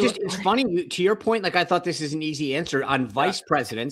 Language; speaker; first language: English; native; English